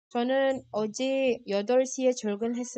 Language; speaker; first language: Korean; non-native, fluent; Indonesian